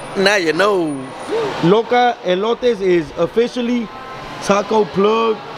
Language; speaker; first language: English; early bilingual, other home language; Spanish